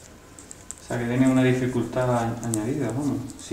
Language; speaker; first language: Spanish; native; Spanish